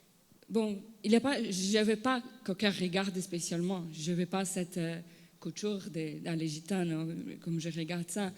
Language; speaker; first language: French; non-native, learner; Portuguese